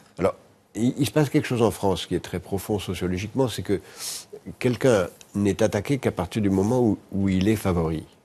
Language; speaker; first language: French; native; French